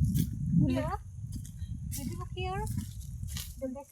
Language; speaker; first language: English; non-native, learner; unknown